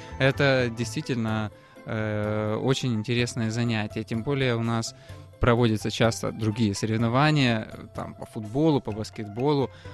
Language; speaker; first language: Russian; native; Russian